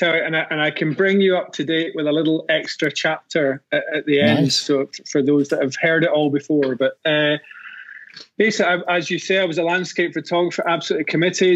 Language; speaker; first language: English; native; English